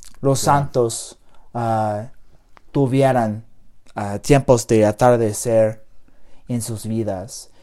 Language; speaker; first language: Spanish; non-native, learner; English